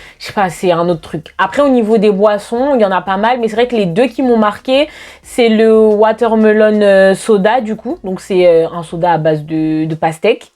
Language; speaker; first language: French; native; French